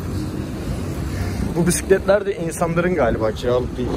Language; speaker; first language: Turkish; native; Turkish